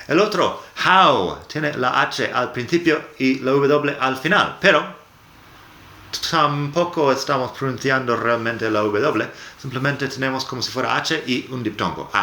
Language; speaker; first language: Spanish; non-native, fluent; English